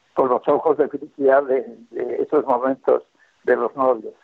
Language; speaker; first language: Spanish; native; Spanish